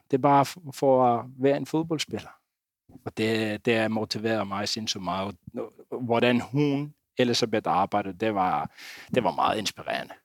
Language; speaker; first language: Danish; non-native, fluent; Icelandic